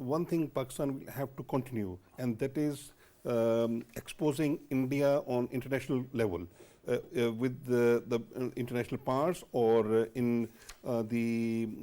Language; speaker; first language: English; non-native, local second language; Urdu